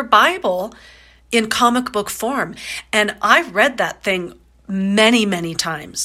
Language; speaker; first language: English; native; English